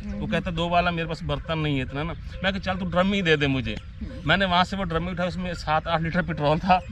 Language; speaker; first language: Urdu; native; Urdu